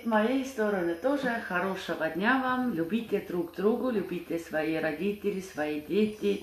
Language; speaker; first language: Russian; non-native, fluent; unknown